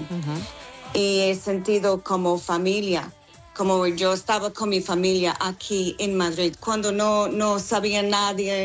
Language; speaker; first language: Spanish; non-native, fluent; English